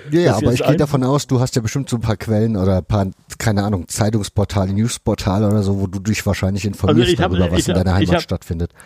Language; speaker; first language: German; native; German